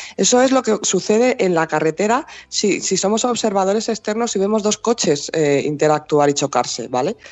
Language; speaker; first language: Spanish; native; Spanish